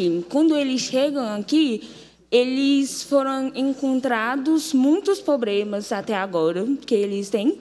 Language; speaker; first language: Portuguese; non-native, fluent; Haitian Creole